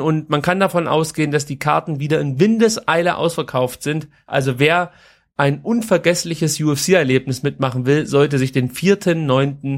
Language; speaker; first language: German; native; German